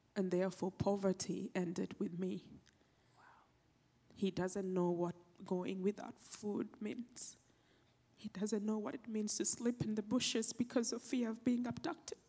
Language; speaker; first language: English; non-native, local second language; Acoli